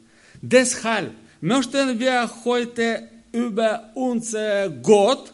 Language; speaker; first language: German; non-native, learner; Russian